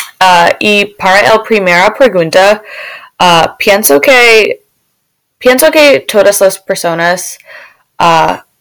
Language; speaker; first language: Spanish; non-native, learner; English